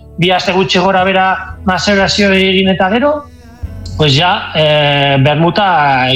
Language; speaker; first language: Basque; non-native, local second language; Spanish